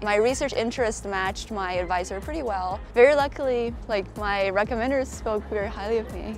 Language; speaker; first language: English; non-native, fluent; Chinese